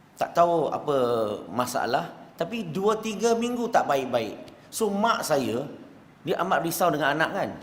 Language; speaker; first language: Malay; non-native, local second language; Chinese